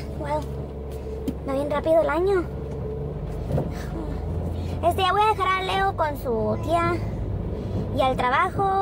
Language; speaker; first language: Spanish; native; Spanish